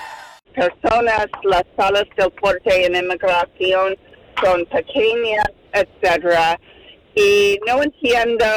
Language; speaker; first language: Spanish; non-native, fluent; English